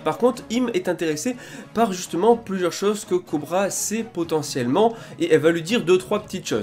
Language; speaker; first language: French; native; French